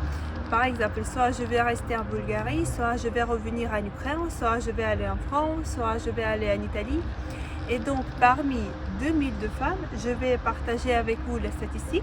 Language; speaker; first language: French; non-native, fluent; Russian